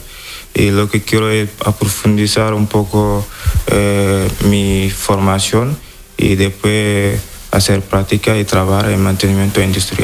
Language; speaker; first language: Spanish; non-native, learner; Wolof